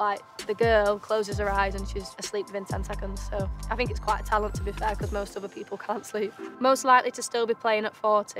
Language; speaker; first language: English; native; English